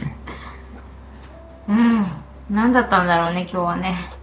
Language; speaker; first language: Japanese; native; Japanese